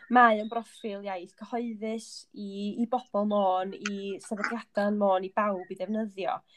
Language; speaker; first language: Welsh; native; Welsh